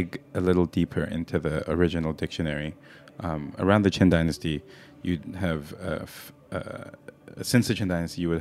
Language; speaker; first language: English; non-native, local second language; Cantonese